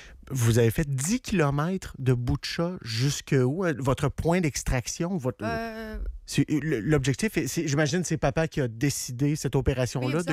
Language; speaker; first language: French; native; French